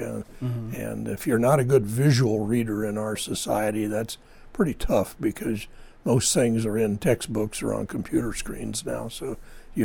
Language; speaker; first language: English; native; English